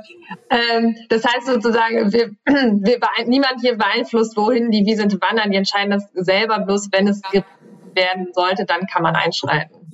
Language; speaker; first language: German; native; German